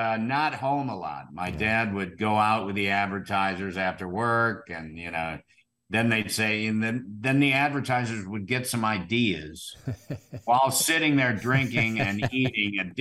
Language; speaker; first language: English; native; English